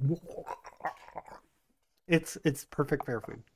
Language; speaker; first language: English; native; English